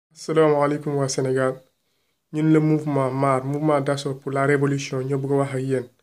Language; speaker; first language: French; non-native, local second language; Wolof